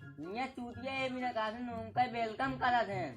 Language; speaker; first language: Hindi; non-native, local second language; Bhojpuri